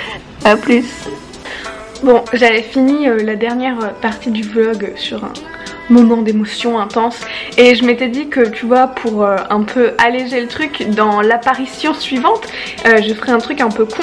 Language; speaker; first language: French; native; French